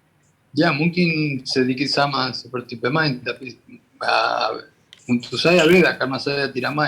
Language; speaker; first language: Indonesian; non-native, fluent; Spanish